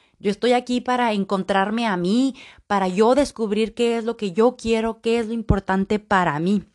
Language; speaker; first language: Spanish; native; Spanish